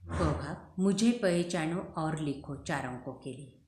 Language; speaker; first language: Hindi; non-native, local second language; Marathi